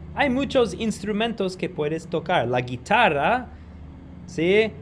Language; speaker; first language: Spanish; non-native, fluent; English